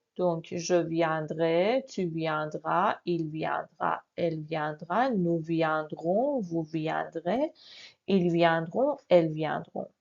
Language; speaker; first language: French; non-native, fluent; Persian